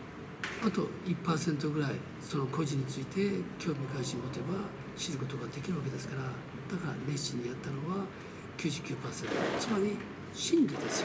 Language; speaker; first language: Japanese; early bilingual, other home language; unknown